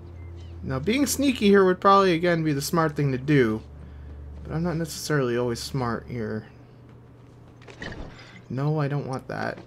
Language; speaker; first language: English; native; English